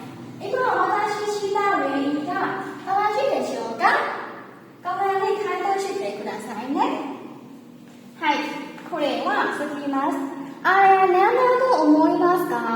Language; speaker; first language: Japanese; non-native, learner; Burmese